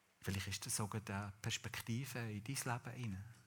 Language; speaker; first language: German; native; German